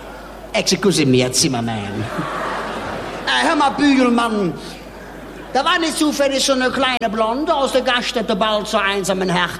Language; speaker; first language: German; native; German